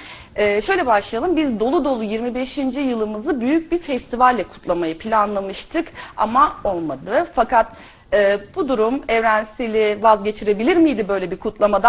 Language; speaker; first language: Turkish; native; Turkish